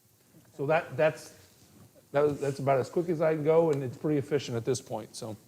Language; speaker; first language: English; native; English